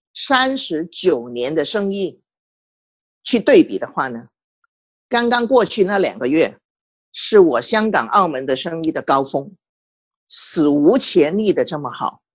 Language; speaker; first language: Chinese; non-native, local second language; Cantonese